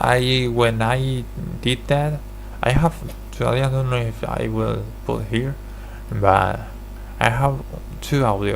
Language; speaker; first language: English; non-native, learner; Spanish